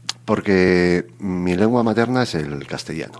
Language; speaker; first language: Spanish; native; Spanish